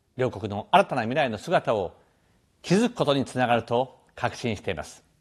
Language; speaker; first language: Japanese; native; Japanese